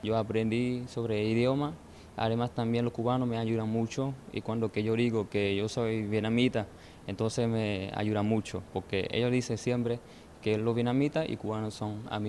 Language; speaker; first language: Spanish; non-native, fluent; Vietnamese